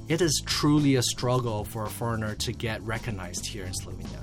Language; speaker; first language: English; early bilingual, other home language; Chinese